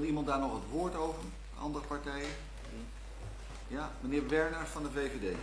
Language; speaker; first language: Dutch; native; Dutch